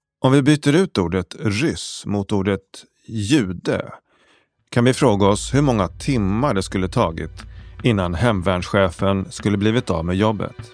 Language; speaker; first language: Swedish; native; Swedish